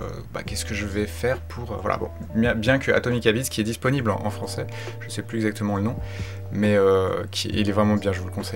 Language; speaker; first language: French; native; French